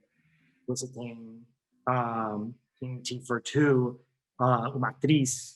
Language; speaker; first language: Portuguese; non-native, fluent; English